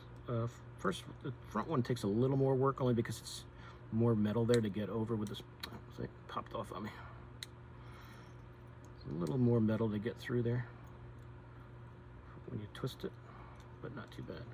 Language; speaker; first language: English; native; English